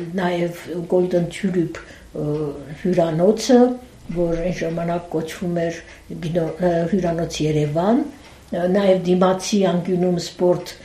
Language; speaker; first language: Armenian; early bilingual, heritage; Armenian